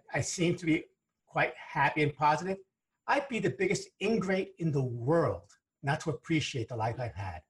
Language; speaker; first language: English; early bilingual, other home language; Spanish